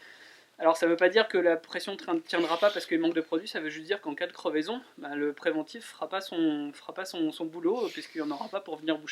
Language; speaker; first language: French; native; French